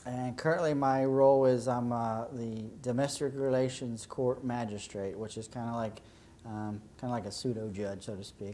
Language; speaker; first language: English; native; English